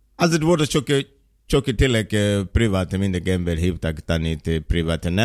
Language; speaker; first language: Hungarian; non-native, learner; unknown